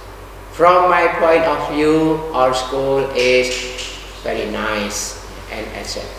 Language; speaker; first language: English; non-native, fluent; Indonesian